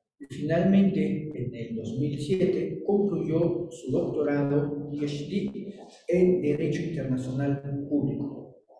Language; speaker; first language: Spanish; native; Spanish